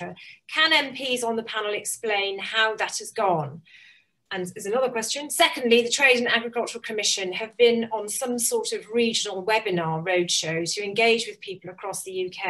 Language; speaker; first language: English; native; English